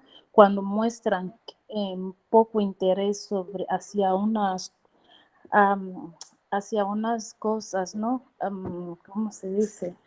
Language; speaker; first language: Spanish; non-native, fluent; Portuguese